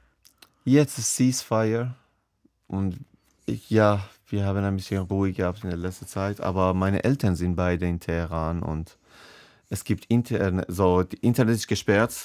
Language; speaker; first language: German; non-native, learner; Persian